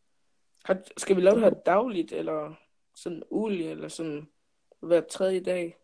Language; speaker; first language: Danish; early bilingual, other home language; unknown